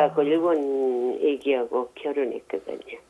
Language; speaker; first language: Korean; native; Korean